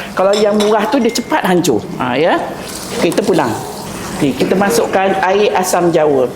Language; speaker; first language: Malay; native; Malay